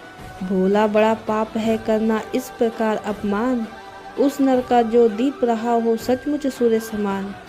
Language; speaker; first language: Hindi; native; Hindi